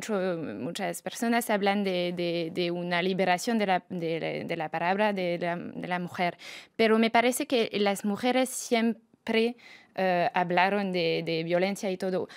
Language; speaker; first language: Spanish; non-native, fluent; French